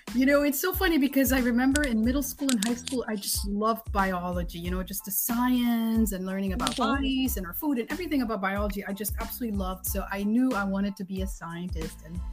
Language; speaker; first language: English; non-native, fluent; Dutch